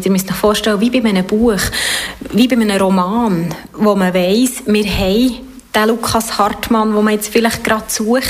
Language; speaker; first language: German; native; German